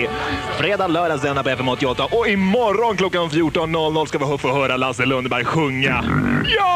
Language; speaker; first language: Swedish; native; Swedish